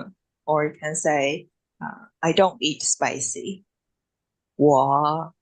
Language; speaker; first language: English; non-native, fluent; Chinese